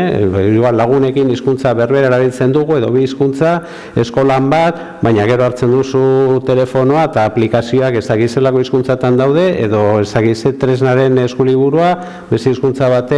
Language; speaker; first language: Basque; native; Basque